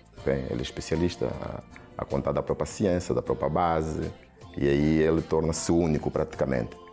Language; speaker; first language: Portuguese; native; Portuguese